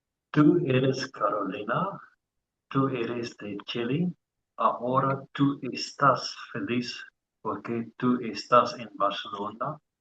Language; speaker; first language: Spanish; non-native, learner; English